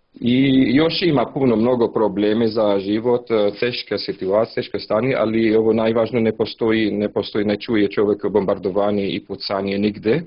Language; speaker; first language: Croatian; non-native, learner; Arabic